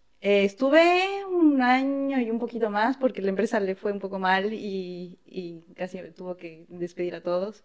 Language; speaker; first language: Spanish; native; Spanish